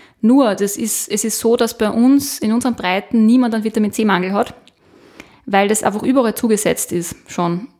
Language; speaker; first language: German; native; German